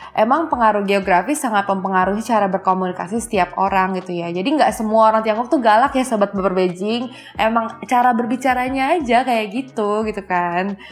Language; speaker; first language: Indonesian; native; Indonesian